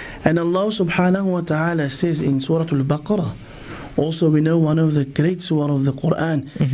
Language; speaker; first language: English; native; English